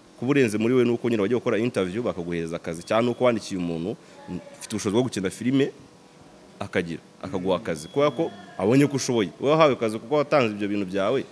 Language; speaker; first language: Kinyarwanda; native; Kinyarwanda